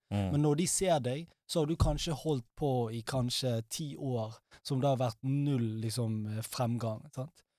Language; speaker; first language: Norwegian; early bilingual, other home language; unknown